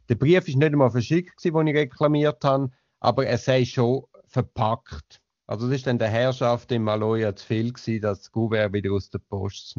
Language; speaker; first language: German; native; German